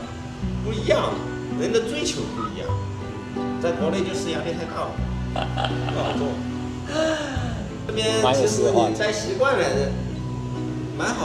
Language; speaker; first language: Chinese; native; Chinese